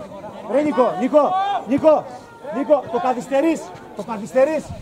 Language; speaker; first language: Greek; native; Greek